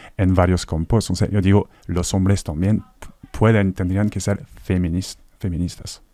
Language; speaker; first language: Spanish; non-native, fluent; French